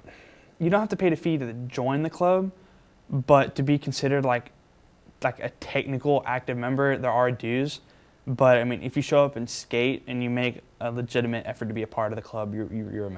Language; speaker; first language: English; native; English